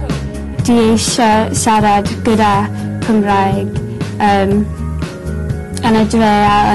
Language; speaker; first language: Welsh; non-native, learner; English